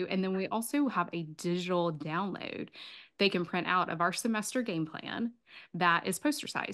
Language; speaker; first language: English; native; English